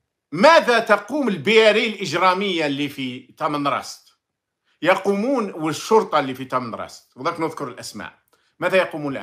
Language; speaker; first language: Arabic; native; Arabic